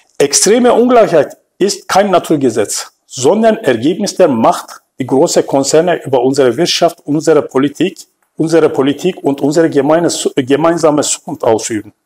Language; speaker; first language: German; non-native, fluent; Turkish